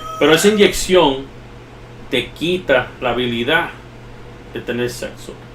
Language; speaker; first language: Spanish; early bilingual, heritage; Spanish